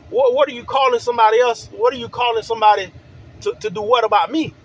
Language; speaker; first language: English; native; English